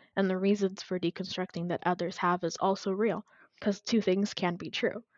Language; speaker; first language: English; non-native, fluent; Amharic